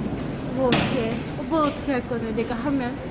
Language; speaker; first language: Korean; non-native, fluent; Turkish